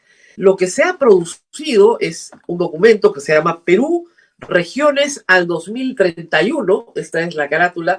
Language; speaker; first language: Spanish; native; Spanish